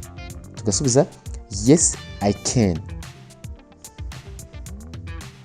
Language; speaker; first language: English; non-native, local second language; Kinyarwanda